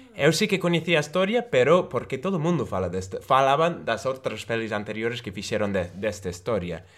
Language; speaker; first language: Galician; non-native, local second language; Spanish